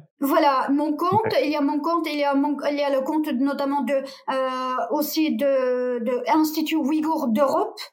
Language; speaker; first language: French; non-native, fluent; Uyghur